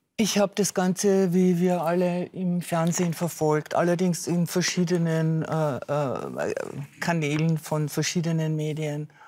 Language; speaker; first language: German; native; German